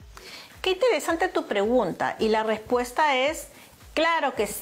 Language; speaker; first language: Spanish; native; Spanish